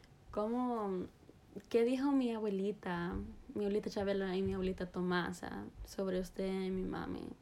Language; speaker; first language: Spanish; early bilingual, heritage; Spanish